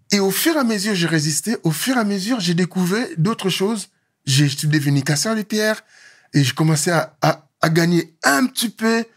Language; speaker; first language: French; non-native, local second language; Lingala